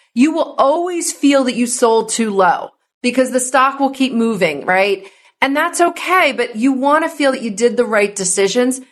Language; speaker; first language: English; native; English